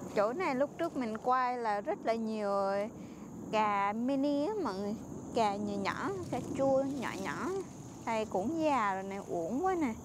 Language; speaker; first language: Vietnamese; non-native, fluent; Jarai